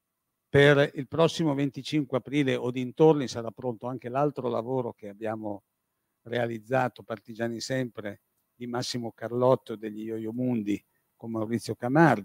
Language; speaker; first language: Italian; native; Italian